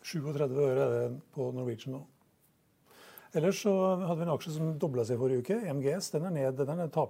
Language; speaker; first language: Norwegian; native; Norwegian